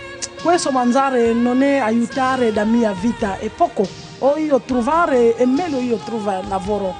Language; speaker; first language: Italian; non-native, learner; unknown